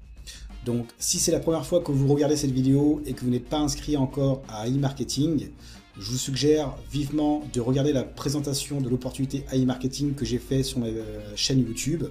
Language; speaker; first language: French; native; French